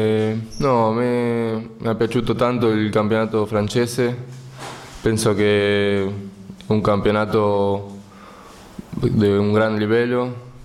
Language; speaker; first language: Italian; non-native, learner; Spanish